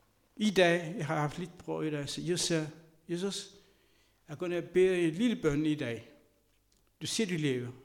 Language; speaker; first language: Danish; non-native, fluent; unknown